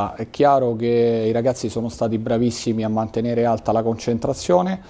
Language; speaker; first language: Italian; native; Italian